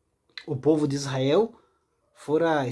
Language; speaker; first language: Portuguese; native; Portuguese